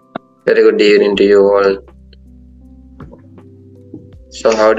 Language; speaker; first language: English; non-native, local second language; Sinhala